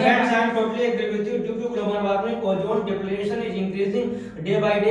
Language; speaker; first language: English; non-native, learner; Hindi